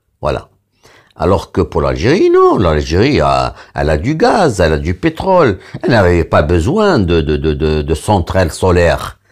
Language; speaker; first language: French; non-native, local second language; Arabic